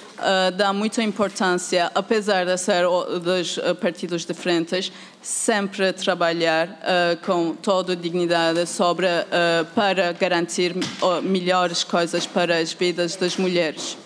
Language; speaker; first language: Portuguese; non-native, fluent; Turkish